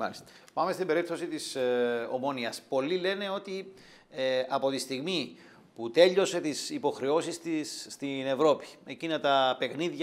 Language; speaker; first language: Greek; native; Greek